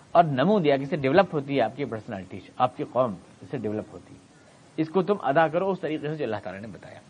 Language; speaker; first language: Urdu; native; Urdu